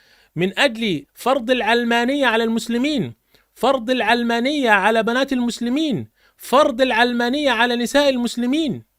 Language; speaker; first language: Arabic; native; Arabic